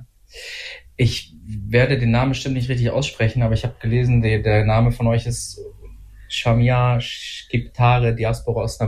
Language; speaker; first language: German; native; German